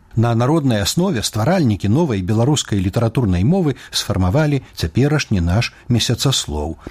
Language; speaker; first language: Belarusian; native; Belarusian